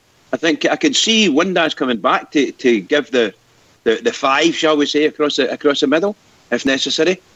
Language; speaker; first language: English; native; English